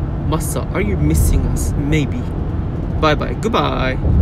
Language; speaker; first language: English; non-native, learner; Japanese